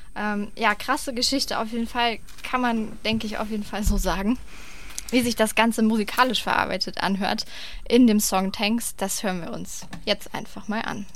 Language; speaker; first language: German; native; German